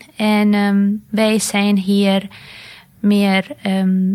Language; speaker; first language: Dutch; non-native, fluent; Spanish